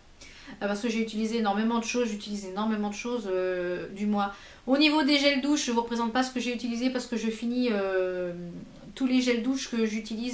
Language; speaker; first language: French; native; French